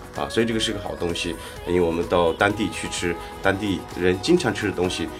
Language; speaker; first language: Chinese; non-native, local second language; Tibetan